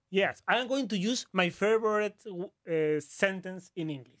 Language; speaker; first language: English; non-native, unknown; Spanish